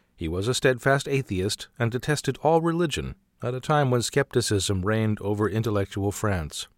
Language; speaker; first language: English; native; English